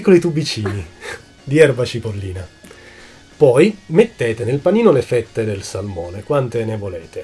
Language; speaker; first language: Italian; native; Italian